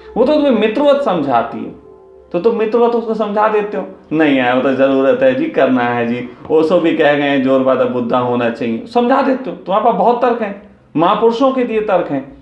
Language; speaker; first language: Hindi; native; Hindi